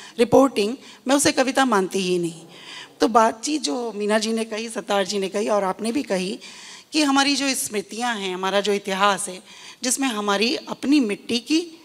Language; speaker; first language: Hindi; native; Hindi